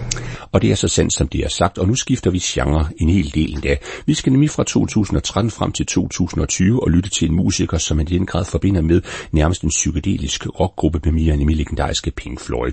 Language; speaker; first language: Danish; native; Danish